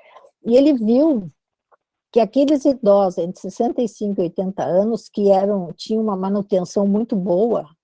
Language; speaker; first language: Portuguese; native; Portuguese